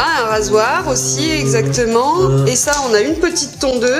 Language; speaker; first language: French; native; French